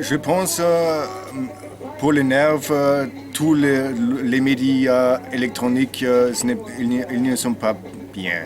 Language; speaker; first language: French; non-native, learner; German